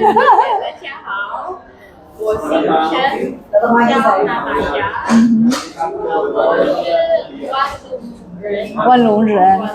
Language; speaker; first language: Chinese; non-native, learner; Indonesian